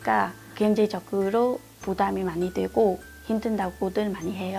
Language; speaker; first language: Korean; non-native, fluent; Vietnamese